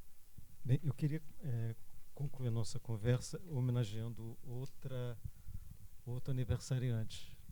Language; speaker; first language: Portuguese; native; Portuguese